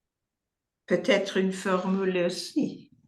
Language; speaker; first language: French; non-native, learner; English